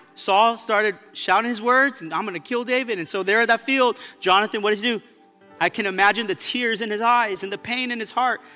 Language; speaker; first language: English; native; English